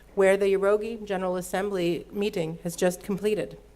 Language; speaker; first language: English; non-native, fluent; Latvian